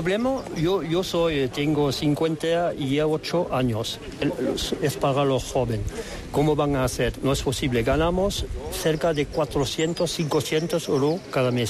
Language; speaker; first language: Spanish; non-native, learner; French